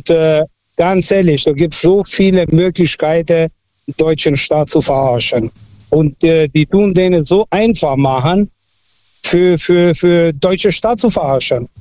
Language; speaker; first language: German; non-native, fluent; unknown